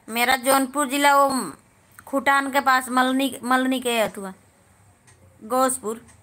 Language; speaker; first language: Hindi; native; Hindi